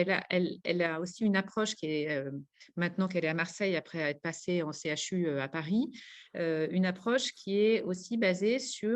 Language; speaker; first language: French; native; French